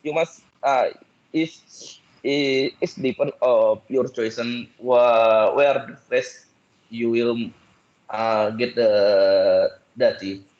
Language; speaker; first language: English; non-native, learner; Indonesian